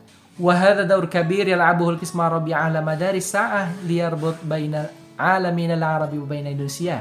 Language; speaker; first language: Arabic; non-native, fluent; Indonesian